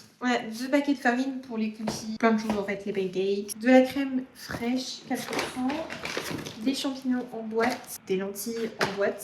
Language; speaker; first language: French; native; French